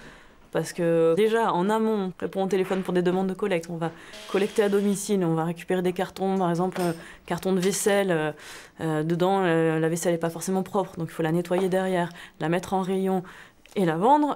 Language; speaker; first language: French; native; French